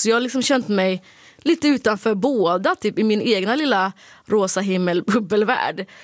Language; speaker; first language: Swedish; early bilingual, other home language; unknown